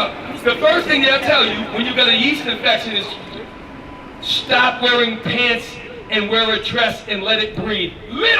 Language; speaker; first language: English; native; English